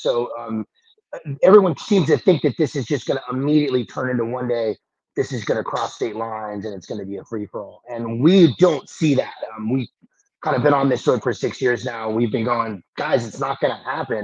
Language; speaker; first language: English; native; English